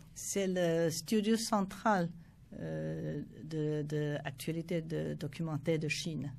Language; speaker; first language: French; non-native, fluent; Chinese